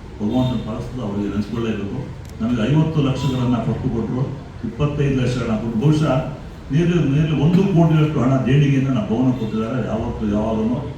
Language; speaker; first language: Kannada; non-native, local second language; Marathi